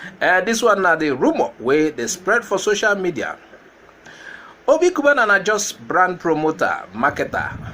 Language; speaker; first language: Nigerian Pidgin; non-native, local second language; Igbo